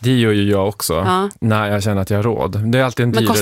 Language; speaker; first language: Swedish; native; Swedish